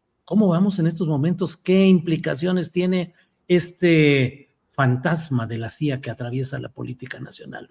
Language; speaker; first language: Spanish; native; Spanish